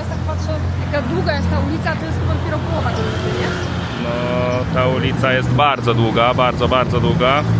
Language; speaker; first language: Polish; native; Polish